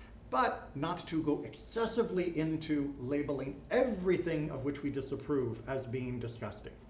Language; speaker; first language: English; native; English